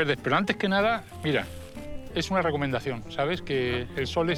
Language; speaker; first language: Spanish; native; Spanish